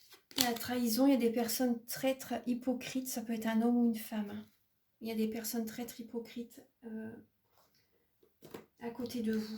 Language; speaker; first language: French; native; French